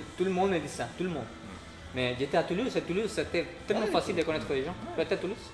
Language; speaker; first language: French; non-native, learner; Spanish